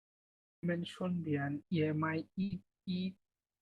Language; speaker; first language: Chinese; non-native, learner; Bangla